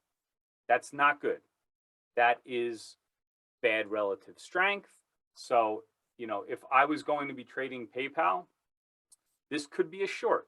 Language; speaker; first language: English; native; English